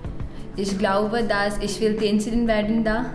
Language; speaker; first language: German; non-native, learner; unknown